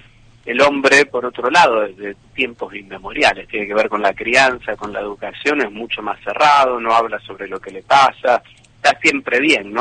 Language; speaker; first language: Spanish; native; Spanish